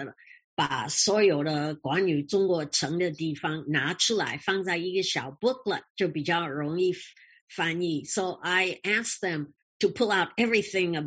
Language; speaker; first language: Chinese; early bilingual, heritage; English